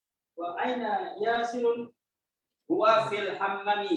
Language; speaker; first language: Arabic; non-native, learner; Indonesian